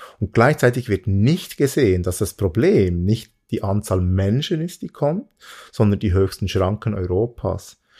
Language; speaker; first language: German; early bilingual, other home language; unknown